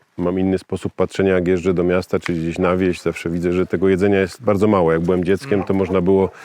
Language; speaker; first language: Polish; native; Polish